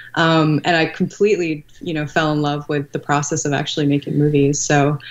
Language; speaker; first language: English; native; English